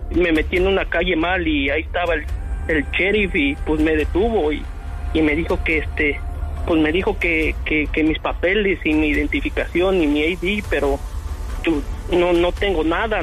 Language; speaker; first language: Spanish; native; Spanish